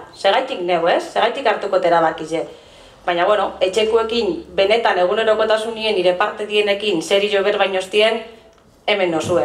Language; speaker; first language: Basque; native; Basque